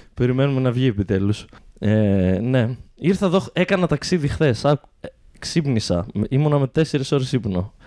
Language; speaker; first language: Greek; early bilingual, heritage; Greek